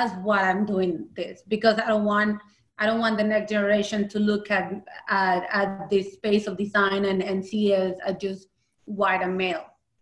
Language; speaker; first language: English; early bilingual, other home language; Spanish